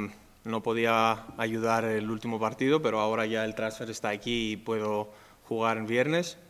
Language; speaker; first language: Spanish; non-native, fluent; Greek